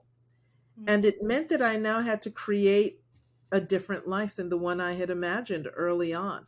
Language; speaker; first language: English; early bilingual, other home language; Spanish